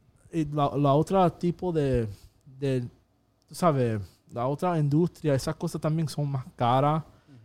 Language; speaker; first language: Spanish; early bilingual, heritage; Spanish